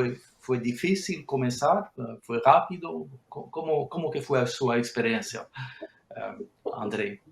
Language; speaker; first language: Portuguese; non-native, fluent; Spanish